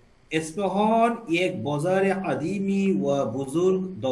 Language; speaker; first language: Persian; non-native, learner; Bangla